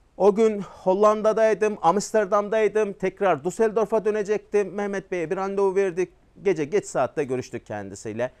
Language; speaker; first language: Turkish; native; Turkish